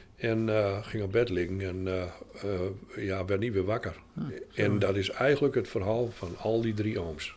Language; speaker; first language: Dutch; native; Dutch